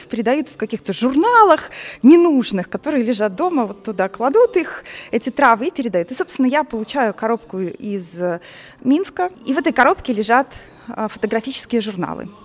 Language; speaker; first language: Russian; native; Russian